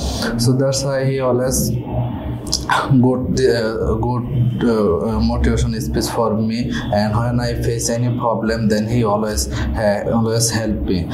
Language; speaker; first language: English; non-native, learner; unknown